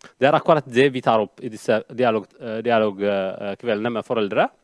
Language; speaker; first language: Norwegian; non-native, fluent; Amharic